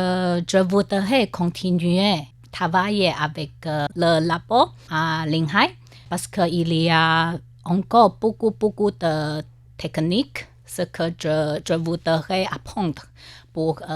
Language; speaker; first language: French; non-native, learner; Chinese